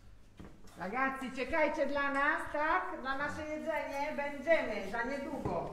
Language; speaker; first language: Polish; non-native, fluent; Italian